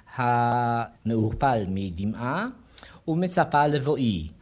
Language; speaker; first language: Hebrew; non-native, fluent; Polish